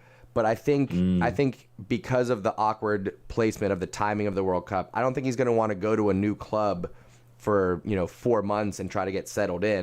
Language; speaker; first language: English; native; English